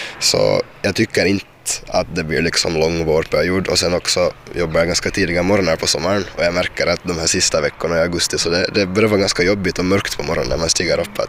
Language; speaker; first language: Swedish; native; Swedish